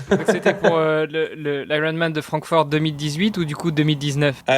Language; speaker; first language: French; native; French